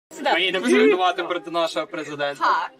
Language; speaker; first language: Ukrainian; early bilingual, heritage; Ukrainian